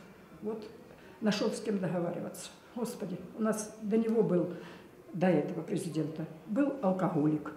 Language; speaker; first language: Russian; native; Russian